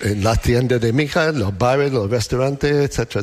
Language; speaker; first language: Spanish; non-native, learner; English